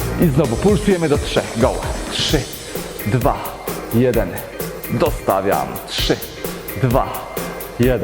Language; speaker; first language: Polish; native; Polish